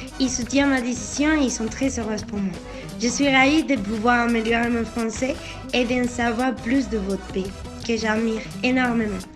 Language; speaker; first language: French; non-native, learner; Spanish